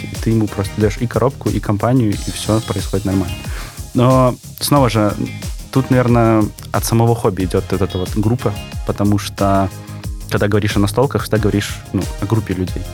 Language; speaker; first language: Russian; native; Russian